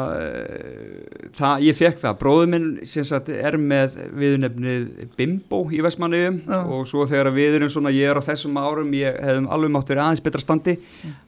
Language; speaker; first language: Icelandic; native; Icelandic